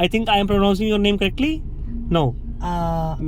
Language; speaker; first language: English; non-native, local second language; Hindi